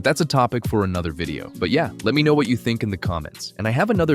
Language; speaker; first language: English; native; English